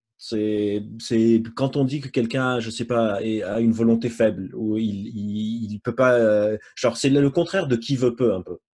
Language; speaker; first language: French; non-native, local second language; Arabic